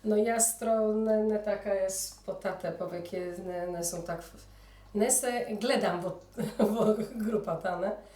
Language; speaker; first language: Macedonian; early bilingual, heritage; Polish